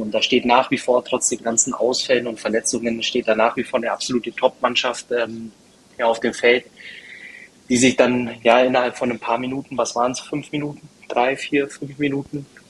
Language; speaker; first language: German; native; German